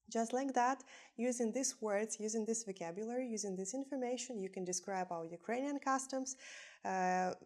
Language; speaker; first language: English; non-native, fluent; Ukrainian